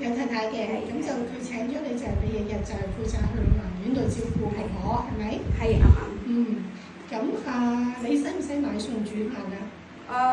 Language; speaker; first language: Cantonese; native; Cantonese